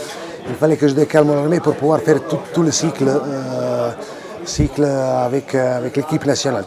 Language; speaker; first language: French; non-native, fluent; Croatian